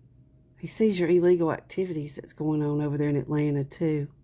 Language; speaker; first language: English; native; English